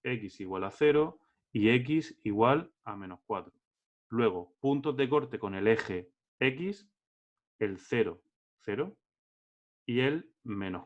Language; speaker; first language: Spanish; native; Spanish